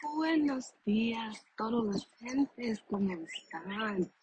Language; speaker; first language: Spanish; non-native, learner; English